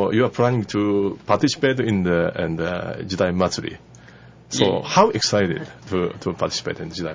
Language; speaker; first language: English; non-native, learner; Japanese